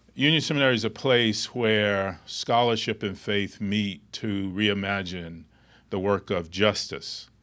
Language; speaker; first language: English; native; English